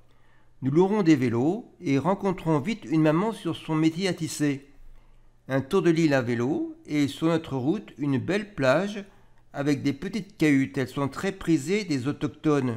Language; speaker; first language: French; native; French